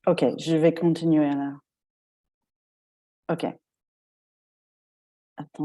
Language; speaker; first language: French; non-native, fluent; English